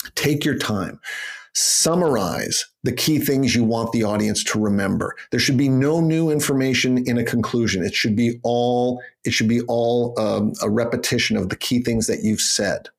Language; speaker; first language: English; native; English